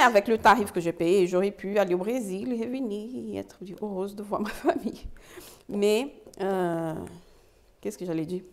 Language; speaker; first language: French; non-native, fluent; Portuguese